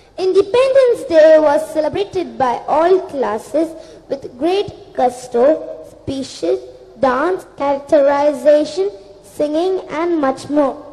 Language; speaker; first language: English; non-native, local second language; Tamil